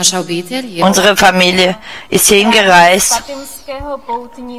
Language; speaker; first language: German; non-native, fluent; Czech